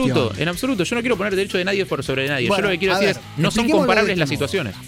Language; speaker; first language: Spanish; native; Spanish